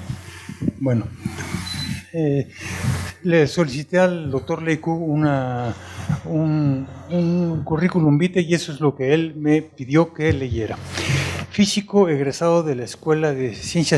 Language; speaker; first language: Spanish; native; Spanish